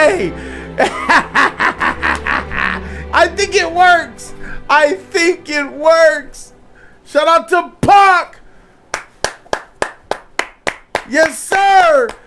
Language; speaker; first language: English; native; English